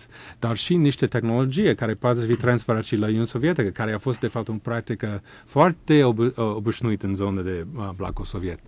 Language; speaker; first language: Romanian; non-native, fluent; English